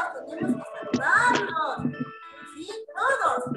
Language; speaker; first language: Spanish; native; Spanish